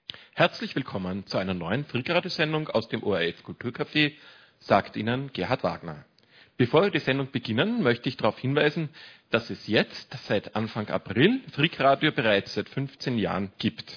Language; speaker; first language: German; native; German